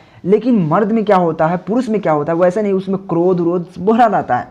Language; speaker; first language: Hindi; native; Hindi